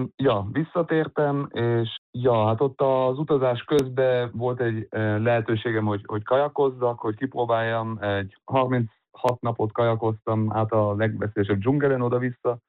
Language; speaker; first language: Hungarian; early bilingual, heritage; Hungarian